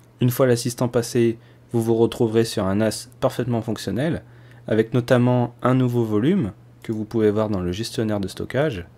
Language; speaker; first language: French; native; French